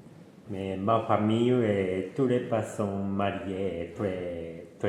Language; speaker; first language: French; non-native, learner; Japanese